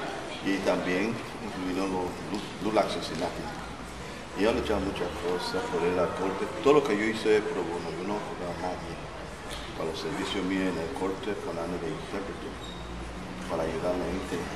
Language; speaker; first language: Spanish; non-native, local second language; English